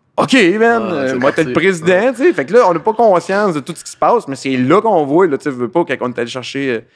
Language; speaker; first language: French; native; French